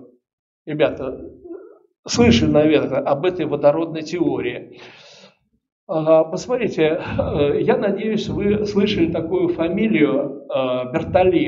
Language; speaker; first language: Russian; native; Russian